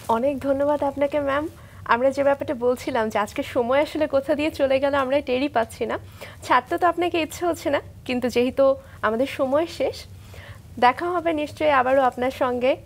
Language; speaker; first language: Bangla; native; Bangla